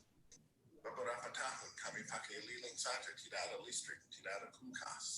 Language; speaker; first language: Indonesian; non-native, fluent; English